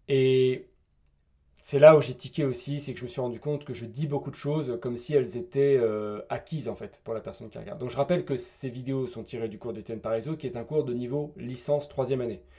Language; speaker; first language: French; native; French